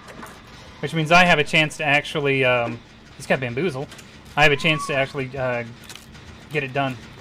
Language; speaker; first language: English; native; English